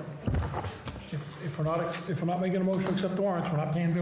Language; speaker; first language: English; native; English